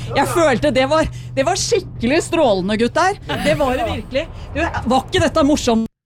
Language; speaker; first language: Norwegian; native; Norwegian